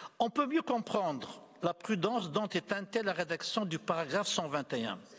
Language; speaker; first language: French; non-native, local second language; Arabic